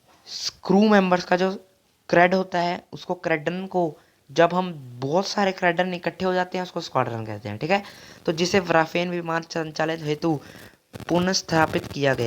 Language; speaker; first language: Hindi; native; Hindi